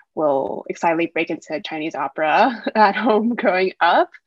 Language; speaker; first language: English; early bilingual, other home language; Wu Chinese